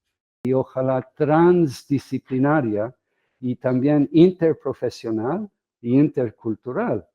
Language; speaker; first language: Spanish; non-native, fluent; English